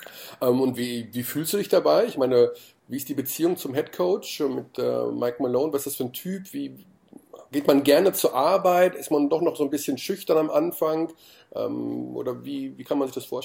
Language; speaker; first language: German; native; German